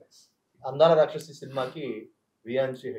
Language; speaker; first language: Telugu; native; Telugu